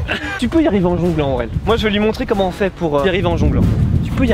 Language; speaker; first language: French; native; French